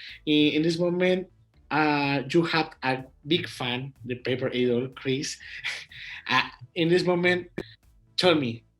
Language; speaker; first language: English; non-native, learner; Spanish